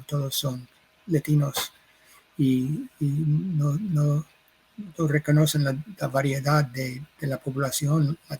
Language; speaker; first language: Spanish; non-native, fluent; English